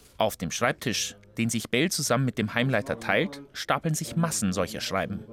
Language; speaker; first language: German; native; German